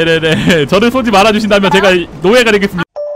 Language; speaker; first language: Korean; native; Korean